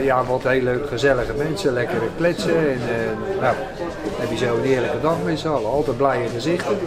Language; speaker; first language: Dutch; native; Dutch